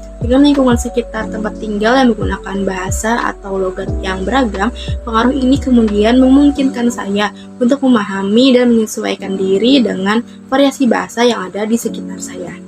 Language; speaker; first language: Indonesian; native; Indonesian